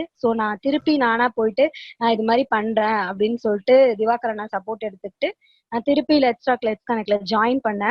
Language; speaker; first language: Tamil; native; Tamil